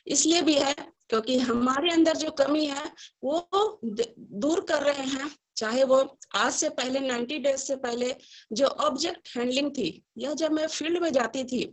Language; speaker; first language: Hindi; native; Hindi